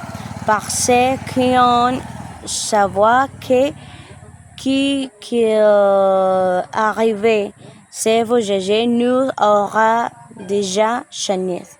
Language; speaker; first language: French; non-native, learner; Spanish